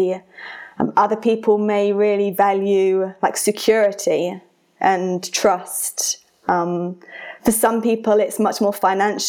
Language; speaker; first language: English; native; English